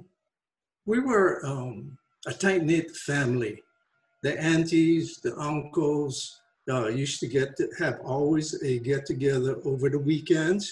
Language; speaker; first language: English; native; English